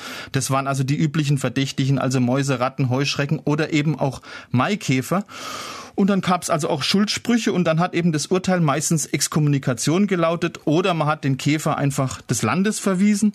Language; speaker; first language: German; native; German